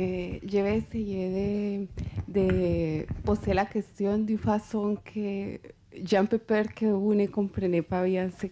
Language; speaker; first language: French; non-native, fluent; Spanish